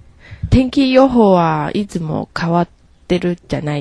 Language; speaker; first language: Japanese; non-native, learner; Chinese